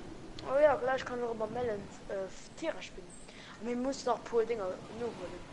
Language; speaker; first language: German; non-native, local second language; Luxembourgish